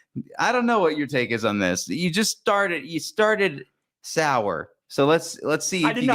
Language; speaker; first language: English; native; English